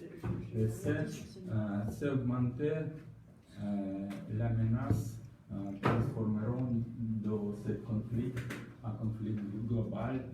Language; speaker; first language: French; non-native, learner; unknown